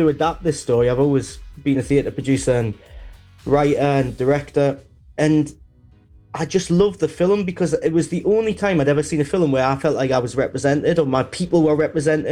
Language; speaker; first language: English; native; English